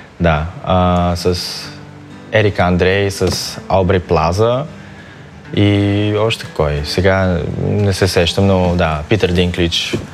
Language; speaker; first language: Bulgarian; early bilingual, other home language; Chinese